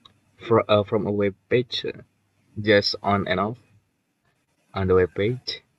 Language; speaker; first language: English; non-native, learner; Indonesian